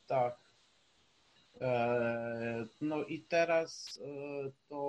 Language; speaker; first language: Polish; non-native, fluent; Ukrainian